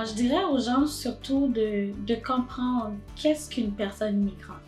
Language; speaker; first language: French; non-native, local second language; Haitian Creole